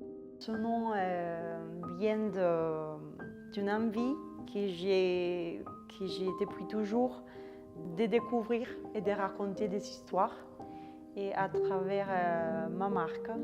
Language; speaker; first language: French; non-native, fluent; Spanish